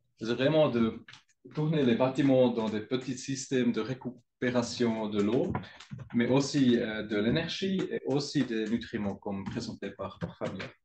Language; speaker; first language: French; non-native, local second language; German